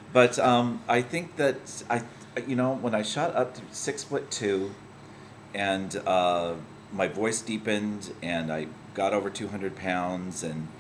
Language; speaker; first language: English; native; English